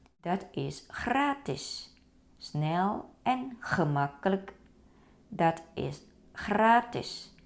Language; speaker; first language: Dutch; non-native, fluent; Thai